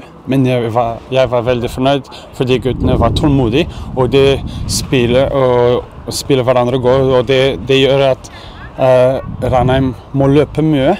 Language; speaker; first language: Norwegian; non-native, fluent; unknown